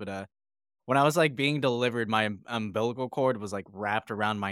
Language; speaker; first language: English; native; English